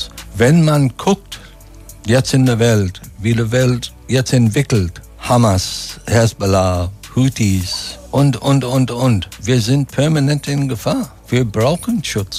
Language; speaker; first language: German; non-native, fluent; English